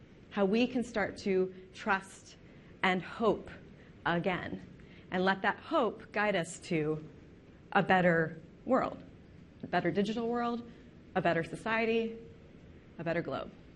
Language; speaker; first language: English; native; English